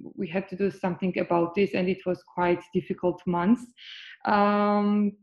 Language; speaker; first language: English; non-native, fluent; Georgian